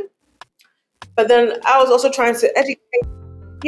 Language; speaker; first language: English; non-native, local second language; Akan